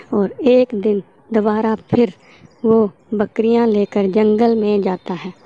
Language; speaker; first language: Hindi; native; Hindi